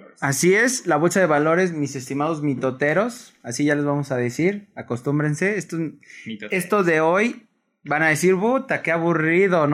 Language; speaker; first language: Spanish; native; Spanish